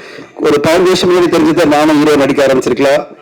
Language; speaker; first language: Tamil; native; Tamil